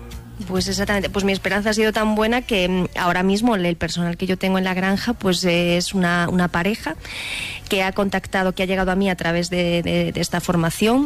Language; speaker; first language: Spanish; native; Spanish